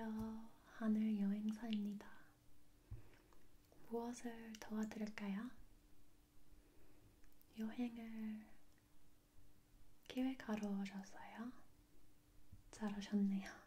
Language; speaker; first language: Korean; non-native, fluent; English